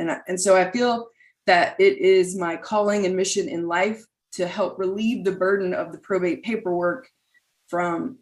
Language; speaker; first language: English; native; English